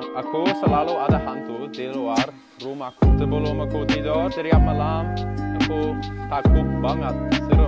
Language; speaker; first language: Indonesian; non-native, learner; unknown